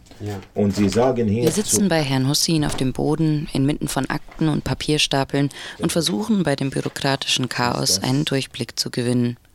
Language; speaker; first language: German; native; German